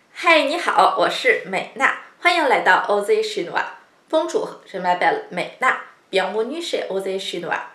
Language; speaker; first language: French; non-native, fluent; Chinese